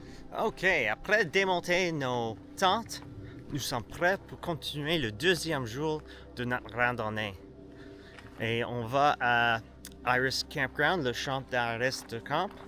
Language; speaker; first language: French; non-native, learner; English